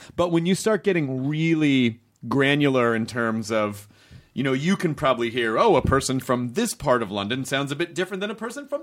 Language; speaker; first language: English; native; English